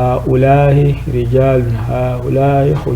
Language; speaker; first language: Arabic; non-native, fluent; French